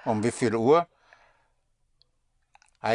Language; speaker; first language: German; non-native, fluent; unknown